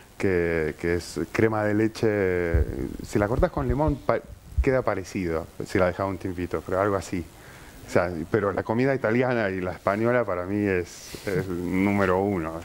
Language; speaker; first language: Spanish; early bilingual, other home language; Ukrainian